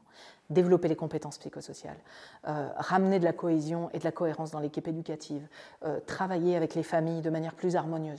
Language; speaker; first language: French; native; French